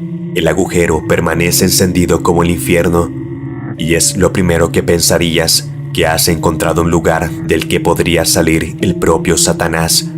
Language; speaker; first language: Spanish; native; Spanish